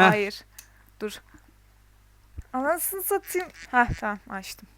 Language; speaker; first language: Turkish; native; Turkish